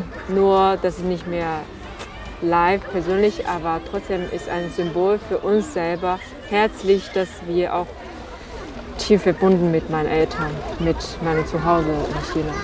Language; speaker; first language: German; non-native, fluent; Chinese